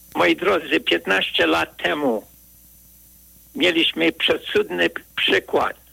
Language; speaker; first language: Polish; early bilingual, heritage; Polish